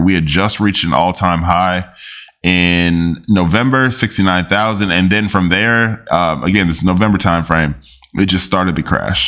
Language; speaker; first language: English; native; English